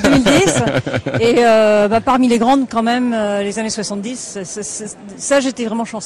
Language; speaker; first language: French; non-native, fluent; English